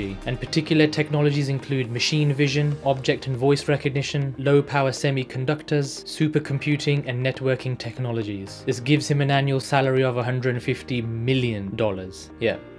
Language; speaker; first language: English; native; English